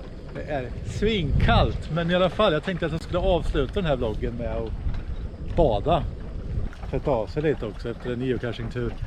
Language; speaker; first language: Swedish; native; Swedish